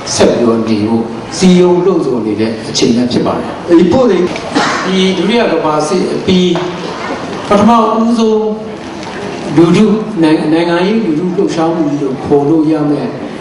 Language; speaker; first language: Burmese; non-native, local second language; Kachin